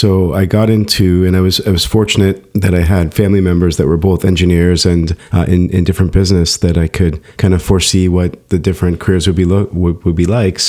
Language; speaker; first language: English; native; English